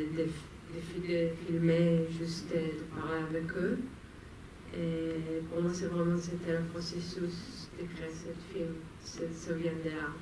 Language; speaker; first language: French; non-native, fluent; Hebrew